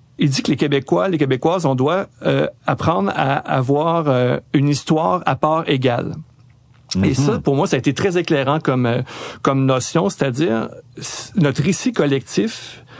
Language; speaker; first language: French; native; French